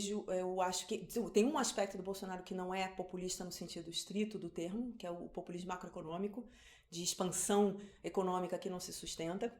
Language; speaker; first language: Portuguese; native; Portuguese